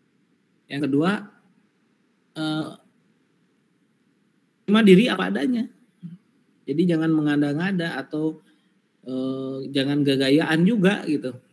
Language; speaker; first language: Indonesian; native; Indonesian